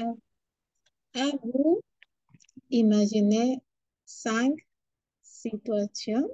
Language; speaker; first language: French; non-native, learner; Spanish